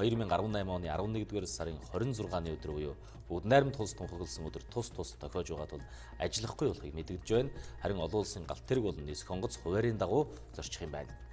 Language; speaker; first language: Mongolian; native; Mongolian